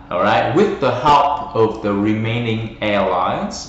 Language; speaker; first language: English; non-native, fluent; Vietnamese